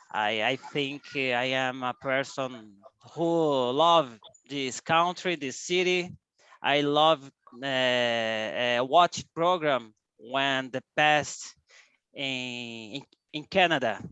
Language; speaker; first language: English; non-native, learner; Portuguese